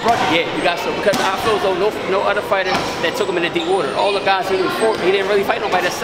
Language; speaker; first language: English; native; English